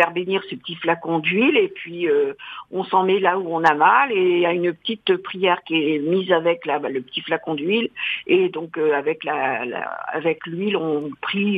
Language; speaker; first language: French; native; French